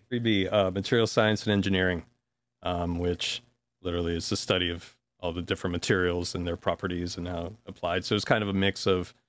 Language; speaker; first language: English; native; English